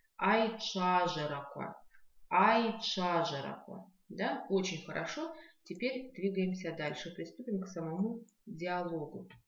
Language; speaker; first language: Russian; non-native, local second language; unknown